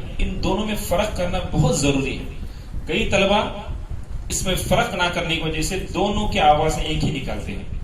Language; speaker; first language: Urdu; native; Urdu